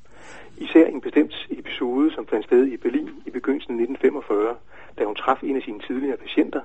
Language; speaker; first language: Danish; native; Danish